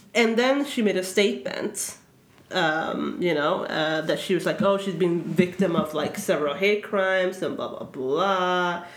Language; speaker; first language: English; early bilingual, other home language; Swedish